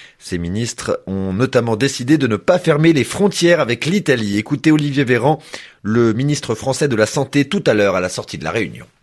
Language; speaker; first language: French; native; French